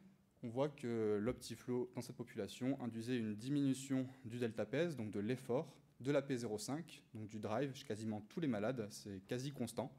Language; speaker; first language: French; native; French